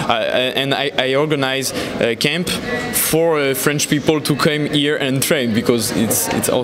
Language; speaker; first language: English; non-native, learner; French